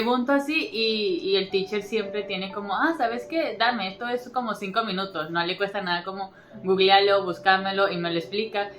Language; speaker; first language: Spanish; native; Spanish